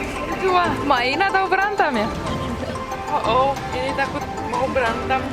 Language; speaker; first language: Indonesian; non-native, fluent; Romanian